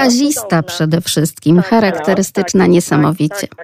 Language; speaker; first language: Polish; native; Polish